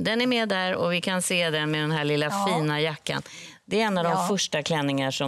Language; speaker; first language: Swedish; native; Swedish